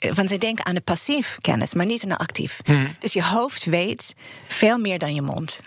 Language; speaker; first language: Dutch; non-native, fluent; English